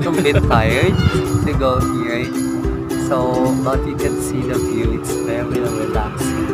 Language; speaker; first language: English; non-native, learner; Filipino